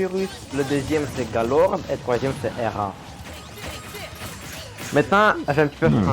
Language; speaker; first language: French; non-native, learner; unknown